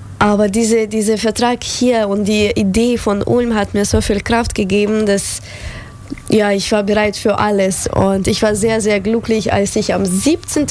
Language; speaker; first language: German; non-native, fluent; Russian